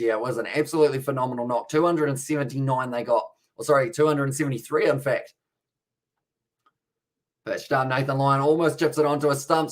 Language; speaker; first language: English; native; English